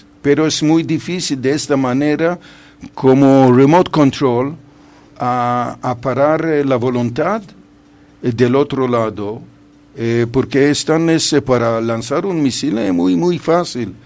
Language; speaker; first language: Spanish; non-native, fluent; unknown